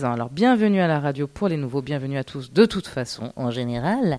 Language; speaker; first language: French; native; French